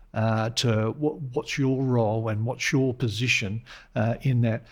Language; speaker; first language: English; native; English